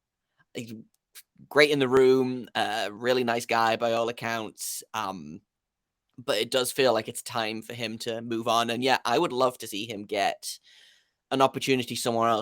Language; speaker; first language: English; native; English